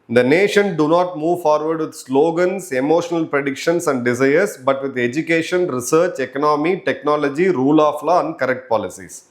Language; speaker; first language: English; non-native, local second language; Tamil